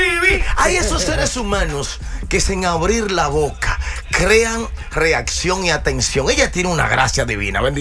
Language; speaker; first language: Spanish; native; Spanish